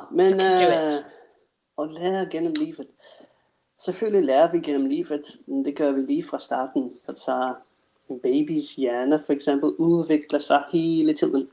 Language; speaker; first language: Danish; non-native, fluent; English